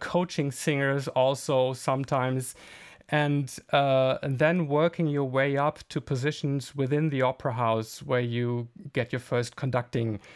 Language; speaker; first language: English; non-native, fluent; German